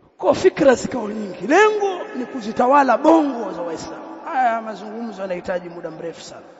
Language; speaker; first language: Swahili; native; Swahili